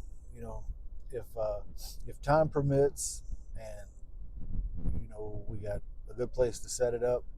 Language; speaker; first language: English; native; English